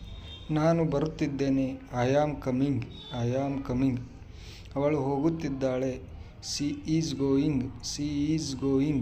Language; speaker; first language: Kannada; native; Kannada